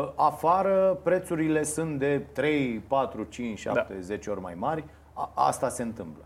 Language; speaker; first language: Romanian; native; Romanian